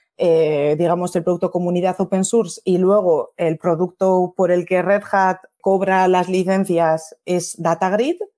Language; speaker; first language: Spanish; native; Spanish